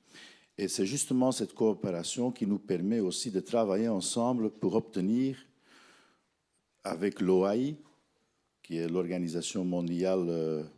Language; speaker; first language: French; non-native, fluent; Dutch